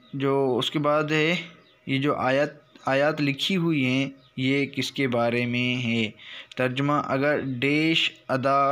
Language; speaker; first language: Urdu; non-native, local second language; Sindhi